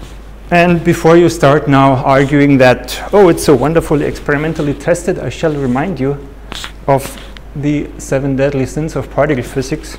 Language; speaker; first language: English; non-native, fluent; German